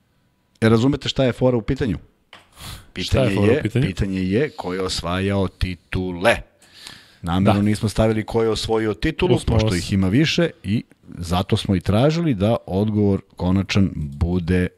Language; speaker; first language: Serbian; native; Serbian